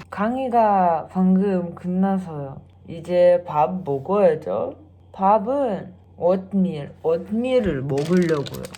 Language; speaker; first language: Korean; non-native, fluent; Russian